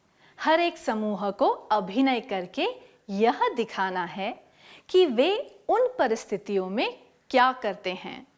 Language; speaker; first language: Hindi; native; Hindi